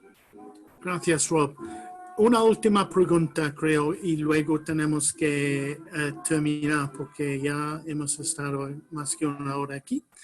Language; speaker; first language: Spanish; non-native, fluent; English